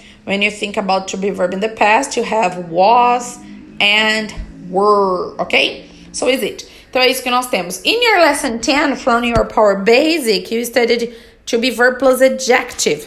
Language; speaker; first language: English; non-native, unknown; Portuguese